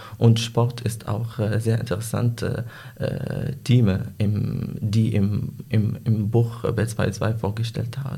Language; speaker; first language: German; non-native, learner; Arabic